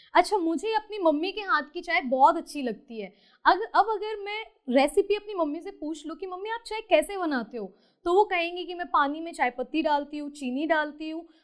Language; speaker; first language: Hindi; native; Hindi